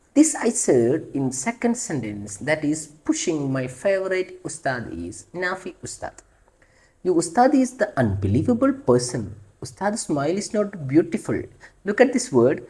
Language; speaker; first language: English; non-native, local second language; Malayalam